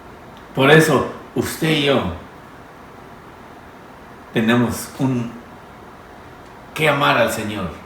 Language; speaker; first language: Spanish; native; Spanish